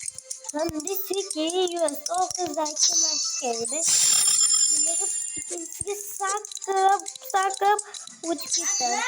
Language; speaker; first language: Turkish; non-native, learner; Uzbek